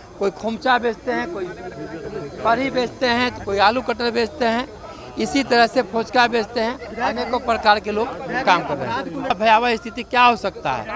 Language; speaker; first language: Hindi; native; Hindi